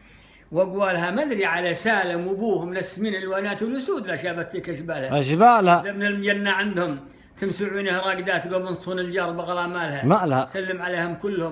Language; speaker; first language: Arabic; native; Arabic